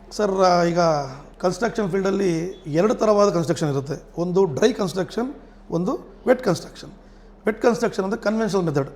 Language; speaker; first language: Kannada; non-native, local second language; Telugu